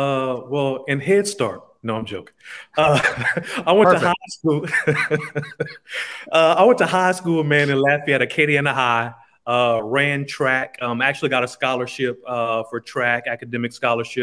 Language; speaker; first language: English; native; English